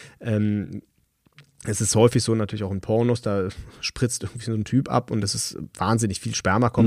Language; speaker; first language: German; native; German